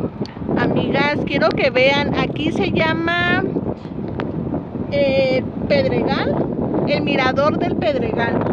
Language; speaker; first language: Spanish; native; Spanish